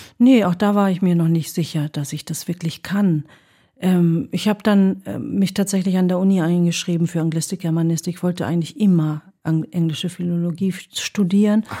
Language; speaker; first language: German; early bilingual, other home language; Greek